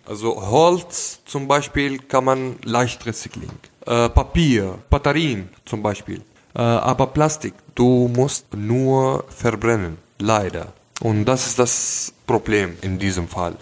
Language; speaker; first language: German; non-native, local second language; Arabic